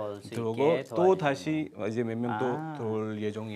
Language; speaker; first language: Korean; non-native, fluent; Urdu